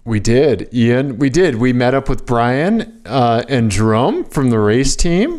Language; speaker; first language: English; native; English